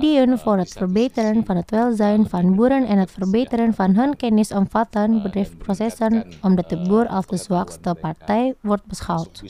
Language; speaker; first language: Dutch; non-native, fluent; Indonesian